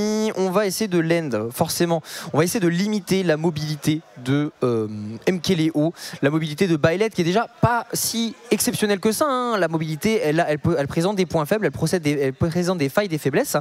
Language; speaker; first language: French; native; French